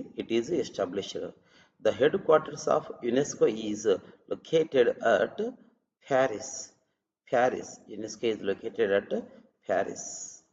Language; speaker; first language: English; non-native, local second language; Telugu